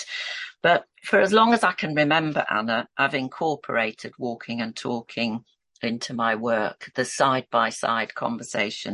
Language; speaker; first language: English; native; English